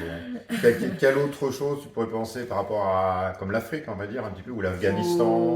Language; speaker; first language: French; native; French